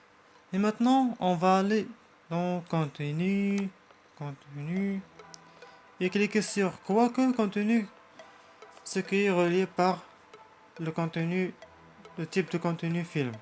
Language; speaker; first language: French; non-native, learner; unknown